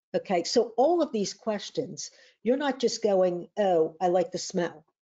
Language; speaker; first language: English; native; English